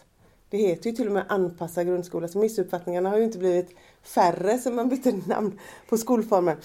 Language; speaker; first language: Swedish; native; Swedish